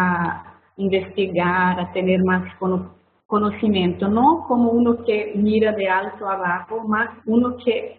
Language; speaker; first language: Spanish; non-native, fluent; Portuguese